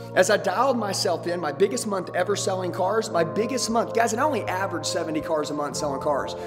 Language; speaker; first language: English; native; English